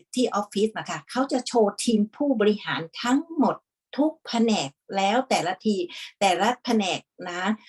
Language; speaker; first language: Thai; native; Thai